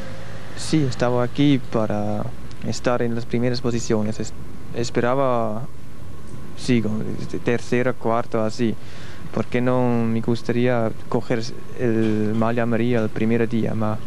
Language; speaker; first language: Spanish; non-native, learner; Swiss German